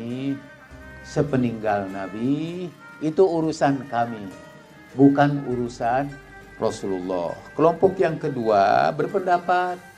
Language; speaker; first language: Indonesian; native; Indonesian